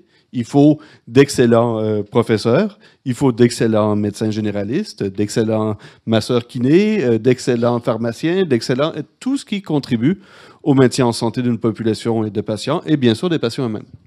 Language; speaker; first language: French; native; French